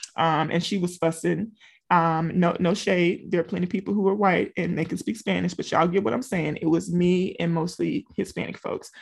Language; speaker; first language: English; native; English